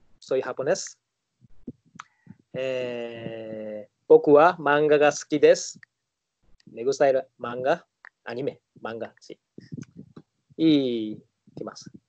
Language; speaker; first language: Japanese; non-native, learner; Spanish